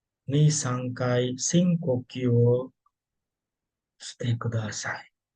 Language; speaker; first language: Japanese; non-native, fluent; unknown